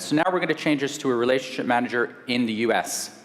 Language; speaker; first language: English; native; English